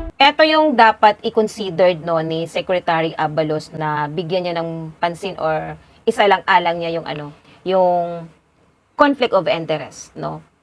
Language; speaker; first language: Filipino; non-native, local second language; Cebuano